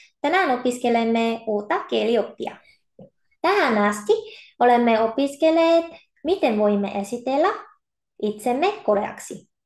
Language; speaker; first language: Finnish; non-native, fluent; Korean